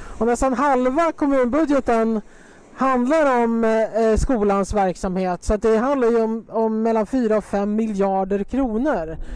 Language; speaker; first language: Swedish; native; Swedish